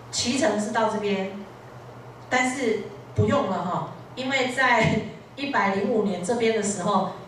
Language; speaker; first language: Chinese; native; Chinese